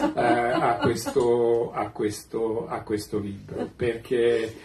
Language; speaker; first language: Italian; native; Italian